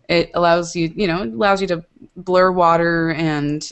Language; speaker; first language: English; native; English